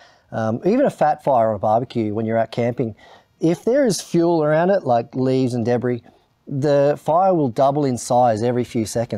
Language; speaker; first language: English; native; English